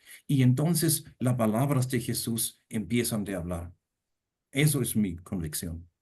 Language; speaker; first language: Spanish; non-native, fluent; German